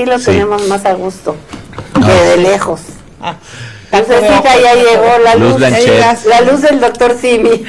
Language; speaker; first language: Spanish; native; Spanish